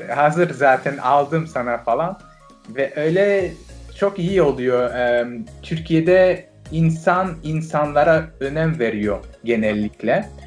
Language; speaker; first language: Turkish; non-native, fluent; French